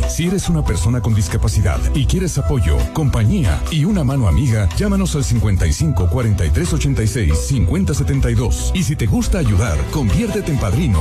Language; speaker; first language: Spanish; native; Spanish